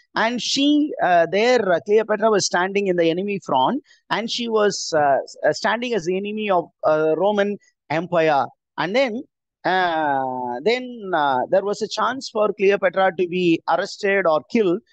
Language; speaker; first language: English; non-native, local second language; Tamil